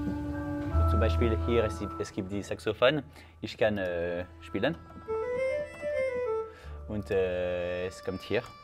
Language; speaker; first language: German; non-native, local second language; French